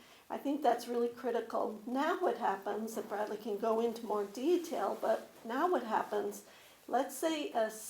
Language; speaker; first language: English; native; English